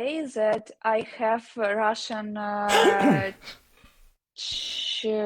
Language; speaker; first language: English; non-native, learner; Ukrainian